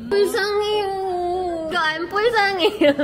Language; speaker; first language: Korean; non-native, learner; Filipino